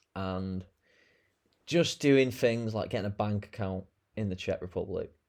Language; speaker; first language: English; native; English